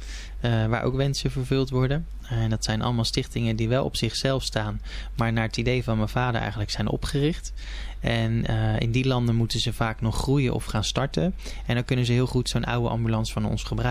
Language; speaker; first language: Dutch; native; Dutch